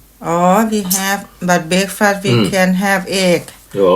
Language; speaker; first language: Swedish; non-native, learner; Thai